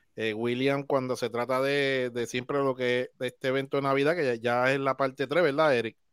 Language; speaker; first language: Spanish; native; Spanish